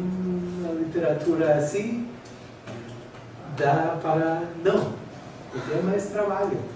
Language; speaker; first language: Portuguese; non-native, fluent; English